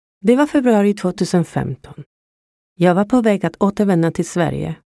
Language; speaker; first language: Swedish; non-native, fluent; Spanish